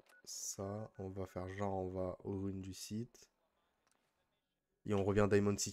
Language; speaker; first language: French; native; French